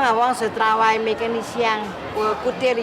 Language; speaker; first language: French; non-native, learner; Khmer